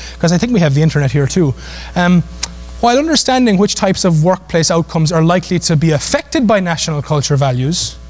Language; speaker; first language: English; native; English